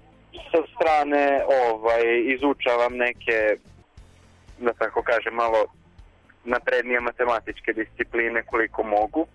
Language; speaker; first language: Serbian; native; Serbian